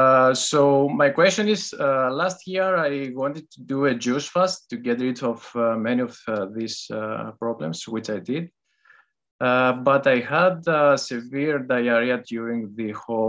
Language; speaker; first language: English; non-native, fluent; Greek